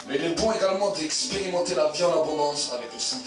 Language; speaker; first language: French; native; French